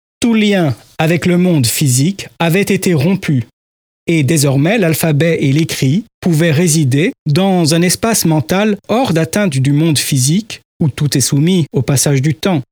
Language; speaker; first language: French; native; French